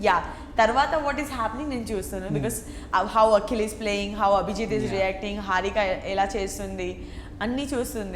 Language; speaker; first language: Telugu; non-native, learner; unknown